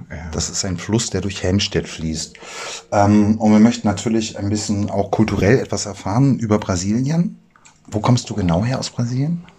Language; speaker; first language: German; native; German